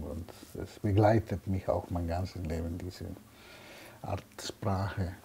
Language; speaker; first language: German; non-native, fluent; Spanish